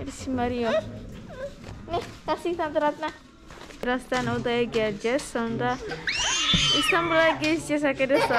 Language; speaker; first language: Turkish; non-native, learner; Indonesian